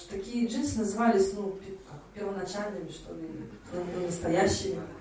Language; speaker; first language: Russian; native; Russian